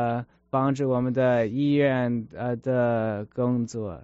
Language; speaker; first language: Chinese; early bilingual, heritage; Chinese